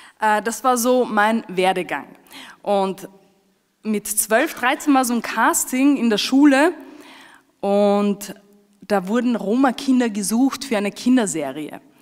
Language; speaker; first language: German; early bilingual, other home language; Romany